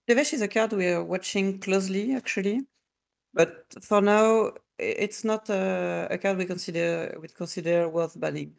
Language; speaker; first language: English; non-native, fluent; French